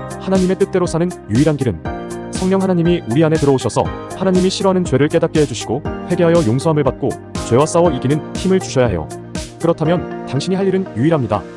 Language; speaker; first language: Korean; native; Korean